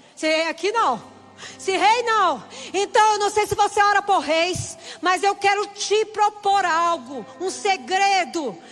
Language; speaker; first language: Portuguese; native; Portuguese